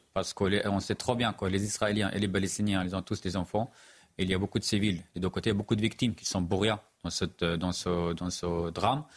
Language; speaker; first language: French; non-native, fluent; Arabic